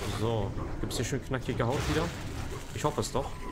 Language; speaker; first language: German; native; German